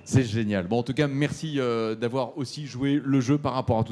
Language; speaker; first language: French; native; French